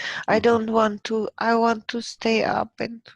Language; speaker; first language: English; non-native, fluent; German